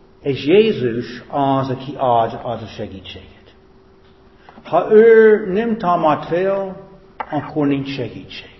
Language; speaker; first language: Hungarian; non-native, fluent; English